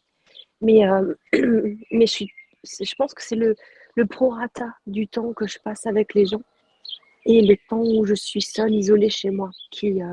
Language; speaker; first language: French; native; French